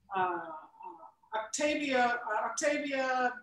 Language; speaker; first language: English; native; English